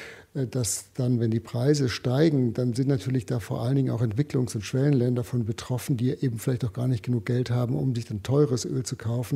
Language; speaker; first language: German; native; German